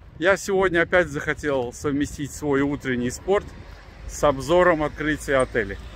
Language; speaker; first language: Russian; native; Russian